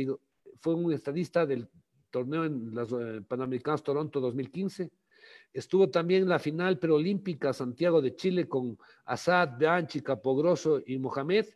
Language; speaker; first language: Spanish; native; Spanish